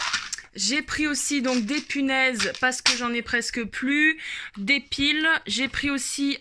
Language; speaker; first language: French; native; French